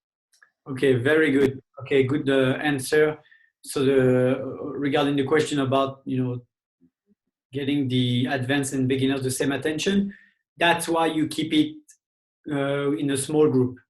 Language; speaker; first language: English; non-native, fluent; French